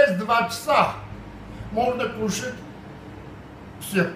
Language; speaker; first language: Russian; non-native, fluent; Armenian